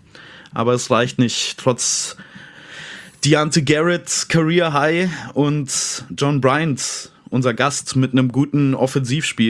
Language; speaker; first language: German; native; German